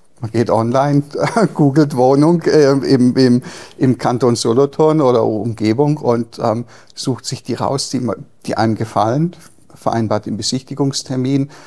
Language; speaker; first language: German; native; German